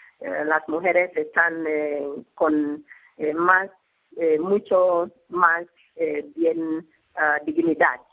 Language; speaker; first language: Spanish; non-native, learner; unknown